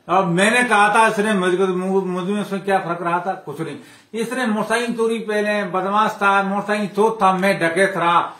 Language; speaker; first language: Hindi; native; Hindi